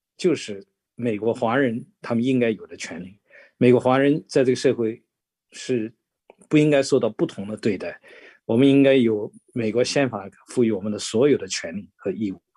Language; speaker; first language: Chinese; native; Chinese